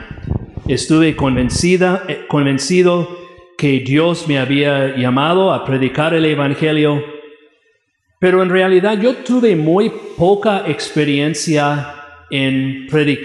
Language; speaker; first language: Spanish; non-native, fluent; English